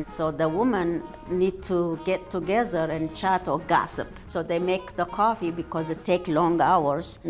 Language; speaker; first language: English; non-native, fluent; Amharic